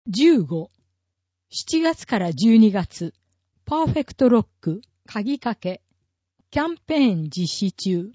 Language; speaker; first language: Japanese; native; Japanese